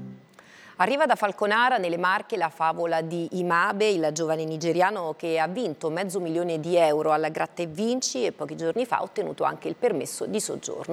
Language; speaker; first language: Italian; native; Italian